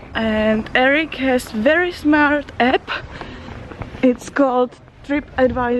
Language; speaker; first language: English; non-native, learner; Czech